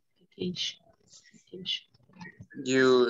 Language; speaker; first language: English; non-native, learner; Spanish